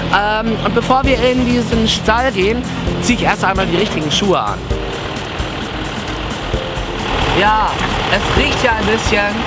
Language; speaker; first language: German; native; German